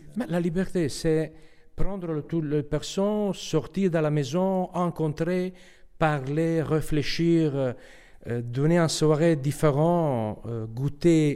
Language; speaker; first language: French; non-native, learner; Italian